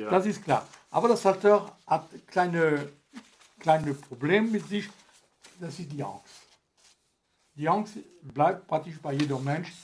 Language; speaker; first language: German; non-native, fluent; French